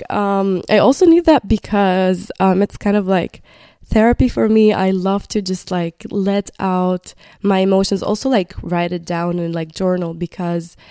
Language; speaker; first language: English; non-native, fluent; Arabic